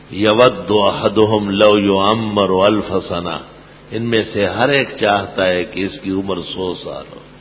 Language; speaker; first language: Urdu; non-native, local second language; Pashto